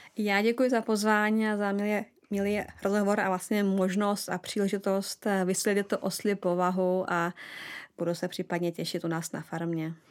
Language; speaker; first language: Czech; non-native, fluent; Russian